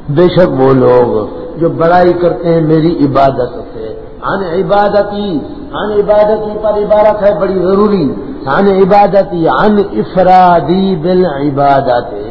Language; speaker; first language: Urdu; non-native, local second language; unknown